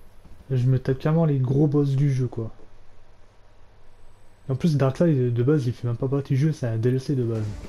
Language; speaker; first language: French; native; French